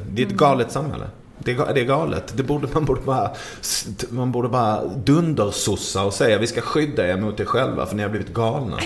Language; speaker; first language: Swedish; native; Swedish